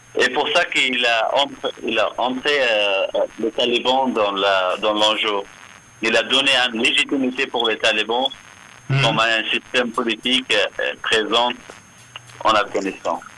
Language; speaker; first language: French; non-native, fluent; Persian